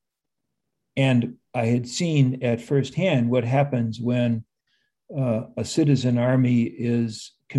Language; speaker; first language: English; native; English